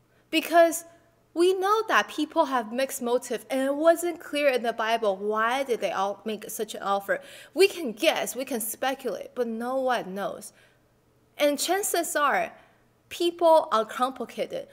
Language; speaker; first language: English; non-native, fluent; Chinese